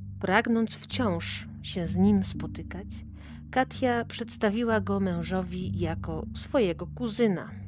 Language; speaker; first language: Polish; native; Polish